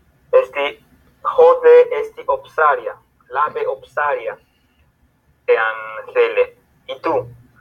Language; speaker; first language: Greek; non-native, learner; Spanish